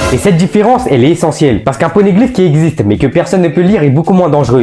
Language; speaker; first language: French; native; French